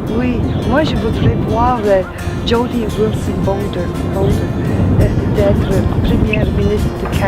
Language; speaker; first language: French; non-native, fluent; Italian